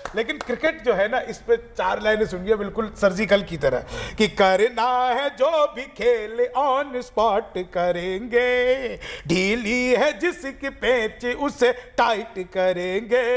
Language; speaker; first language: Hindi; native; Hindi